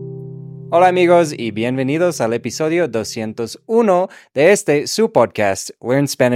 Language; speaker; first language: Spanish; non-native, fluent; English